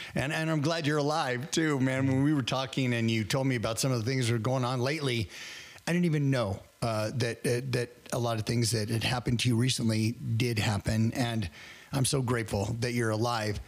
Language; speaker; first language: English; native; English